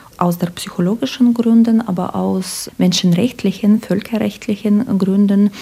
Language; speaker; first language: German; non-native, fluent; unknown